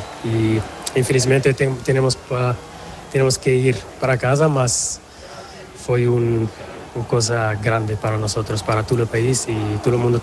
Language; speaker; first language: Spanish; non-native, learner; Portuguese